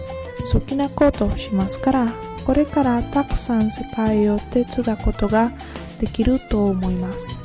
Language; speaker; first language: Japanese; non-native, learner; Spanish